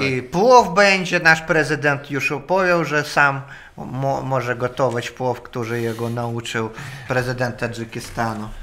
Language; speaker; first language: Polish; non-native, learner; Russian